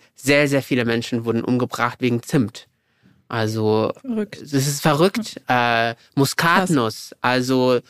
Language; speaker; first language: German; early bilingual, other home language; Arabic